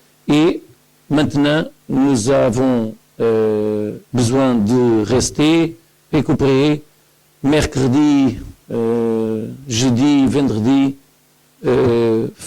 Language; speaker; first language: French; non-native, learner; Portuguese